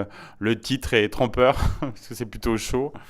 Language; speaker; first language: French; native; French